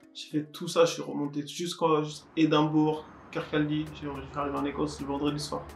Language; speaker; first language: French; early bilingual, other home language; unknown